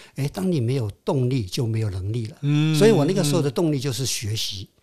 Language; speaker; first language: Chinese; non-native, local second language; Min Nan Chinese